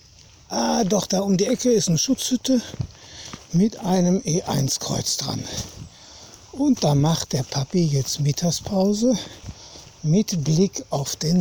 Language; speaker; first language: German; native; German